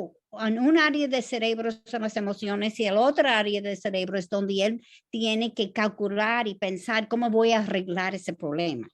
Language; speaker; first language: Spanish; non-native, fluent; English